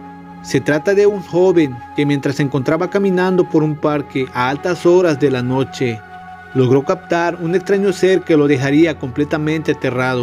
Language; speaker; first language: Spanish; native; Spanish